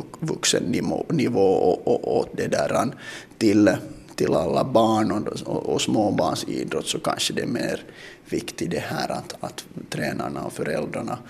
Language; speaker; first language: Swedish; non-native, local second language; Finnish